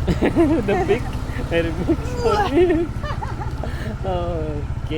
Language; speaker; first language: English; non-native, learner; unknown